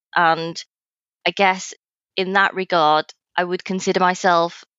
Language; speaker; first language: English; native; English